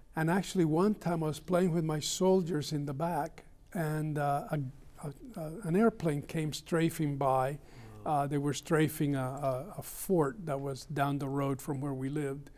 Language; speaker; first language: English; early bilingual, other home language; Spanish